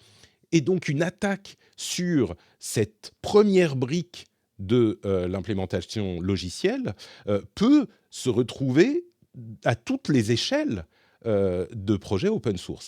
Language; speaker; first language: French; native; French